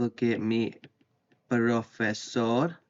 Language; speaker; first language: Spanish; non-native, fluent; English